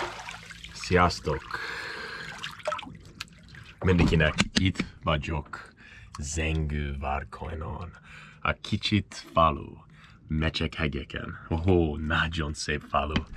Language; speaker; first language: Hungarian; non-native, learner; English